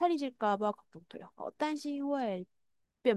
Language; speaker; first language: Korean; non-native, fluent; Chinese